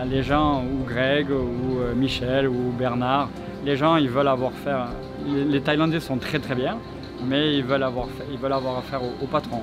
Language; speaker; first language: French; native; French